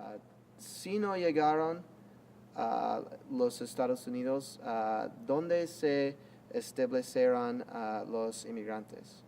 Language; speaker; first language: Spanish; non-native, learner; English